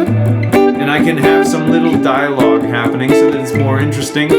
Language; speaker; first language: English; native; English